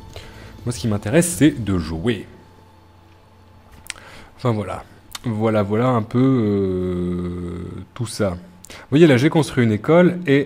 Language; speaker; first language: French; native; French